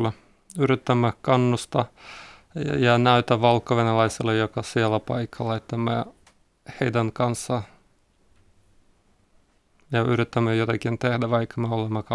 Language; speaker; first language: Finnish; non-native, learner; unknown